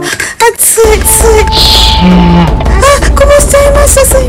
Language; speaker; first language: Japanese; native; Japanese